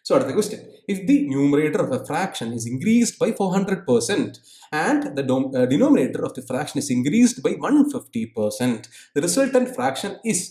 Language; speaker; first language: English; non-native, local second language; Malayalam